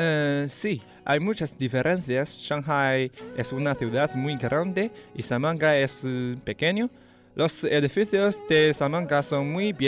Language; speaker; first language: Spanish; non-native, learner; Chinese